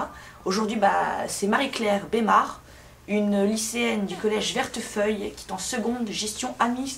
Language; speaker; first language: French; native; French